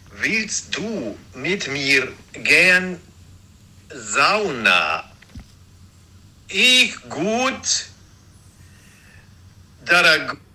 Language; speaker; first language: German; non-native, learner; Russian